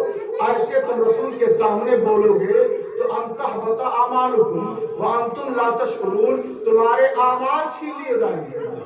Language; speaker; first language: Urdu; native; Urdu